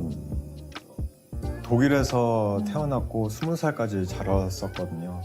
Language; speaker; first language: Korean; early bilingual, heritage; Korean